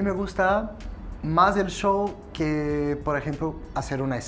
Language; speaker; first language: Spanish; non-native, fluent; Portuguese